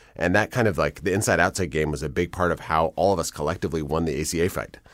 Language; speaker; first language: English; native; English